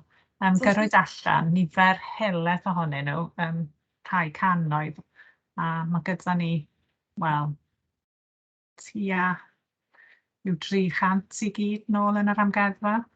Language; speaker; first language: Welsh; native; Welsh